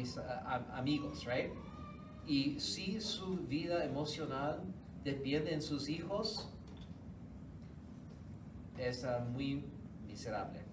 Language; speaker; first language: Spanish; non-native, fluent; English